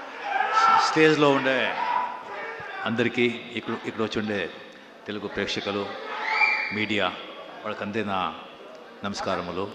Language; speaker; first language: Telugu; non-native, fluent; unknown